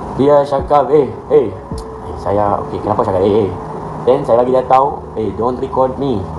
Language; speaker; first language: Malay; non-native, learner; Arabic